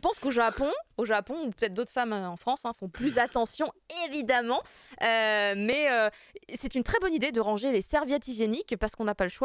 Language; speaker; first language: French; native; French